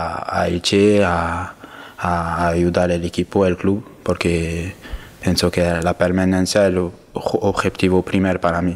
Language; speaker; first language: Spanish; non-native, learner; French